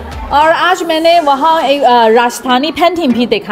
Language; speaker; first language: Hindi; non-native, fluent; Chinese